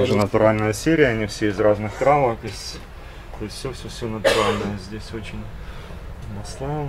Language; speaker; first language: Russian; native; Russian